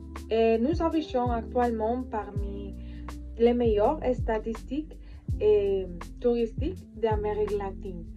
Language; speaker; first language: French; non-native, learner; Spanish